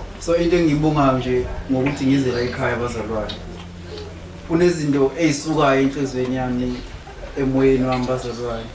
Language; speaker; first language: Zulu; native; Zulu